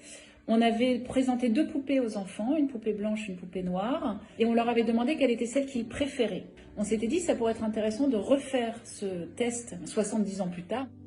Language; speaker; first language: French; native; French